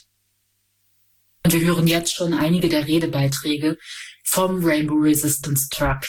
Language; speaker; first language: German; native; German